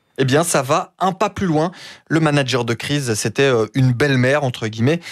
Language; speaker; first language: French; native; French